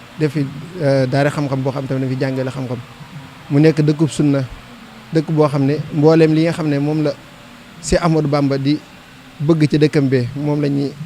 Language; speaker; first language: Wolof; native; Wolof